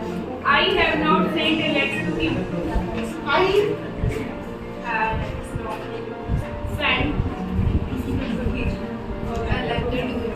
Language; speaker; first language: English; non-native, learner; Hindi